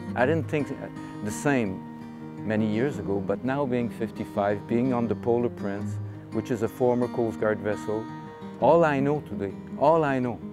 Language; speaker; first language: English; non-native, fluent; French